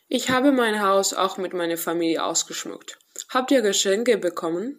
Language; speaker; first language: German; non-native, learner; Spanish